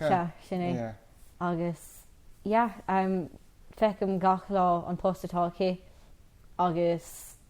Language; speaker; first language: Irish; non-native, local second language; English